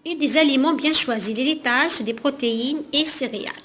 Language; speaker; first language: French; non-native, local second language; Arabic